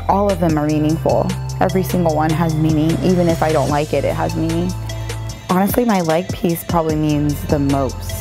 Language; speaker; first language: English; native; English